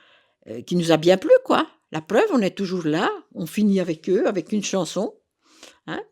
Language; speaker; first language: French; native; French